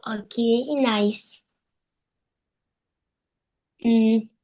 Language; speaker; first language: English; non-native, learner; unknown